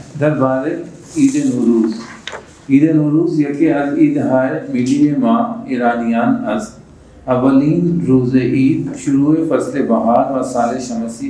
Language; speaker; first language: Persian; non-native, learner; Urdu